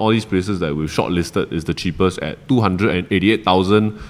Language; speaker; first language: English; non-native, local second language; Chinese